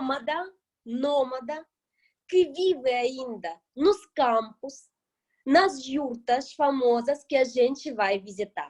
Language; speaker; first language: Portuguese; non-native, fluent; Russian